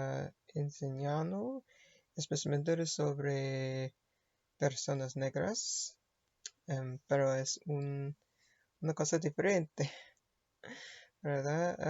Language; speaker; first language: Spanish; non-native, learner; English